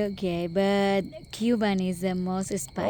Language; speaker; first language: English; non-native, local second language; Spanish